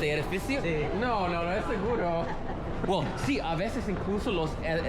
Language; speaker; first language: Spanish; non-native, learner; English